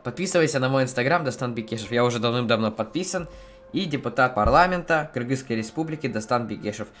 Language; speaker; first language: Russian; native; Russian